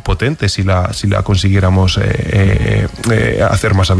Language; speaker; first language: Spanish; native; Spanish